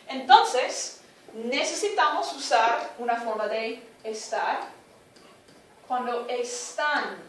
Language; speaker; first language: Spanish; non-native, fluent; English